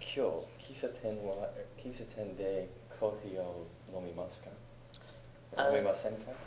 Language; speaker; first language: Japanese; non-native, learner; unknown